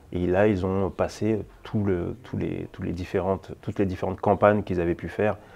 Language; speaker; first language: French; native; French